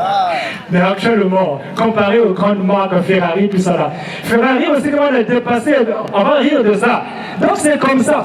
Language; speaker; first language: French; non-native, local second language; Lingala